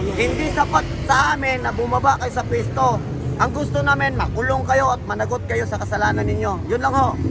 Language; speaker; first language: Filipino; native; Filipino